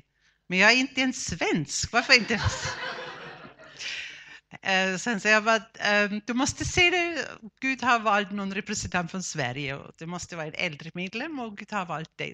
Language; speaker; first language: Swedish; non-native, fluent; German